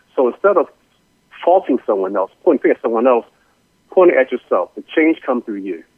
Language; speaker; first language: English; native; English